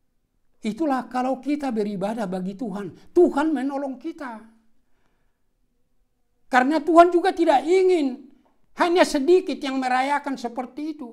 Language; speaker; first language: Indonesian; non-native, local second language; Batak Toba